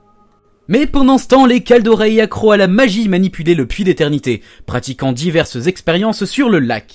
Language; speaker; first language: French; native; French